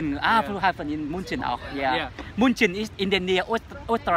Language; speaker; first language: German; non-native, learner; Vietnamese